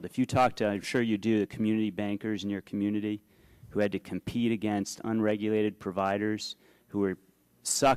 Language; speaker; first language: English; native; English